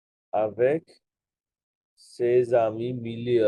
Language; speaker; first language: French; non-native, learner; Bangla